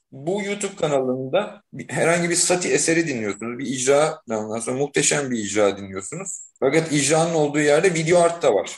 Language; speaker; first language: Turkish; native; Turkish